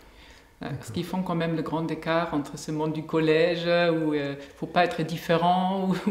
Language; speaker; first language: French; non-native, fluent; German